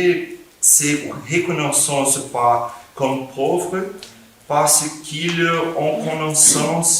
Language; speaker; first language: French; non-native, fluent; Portuguese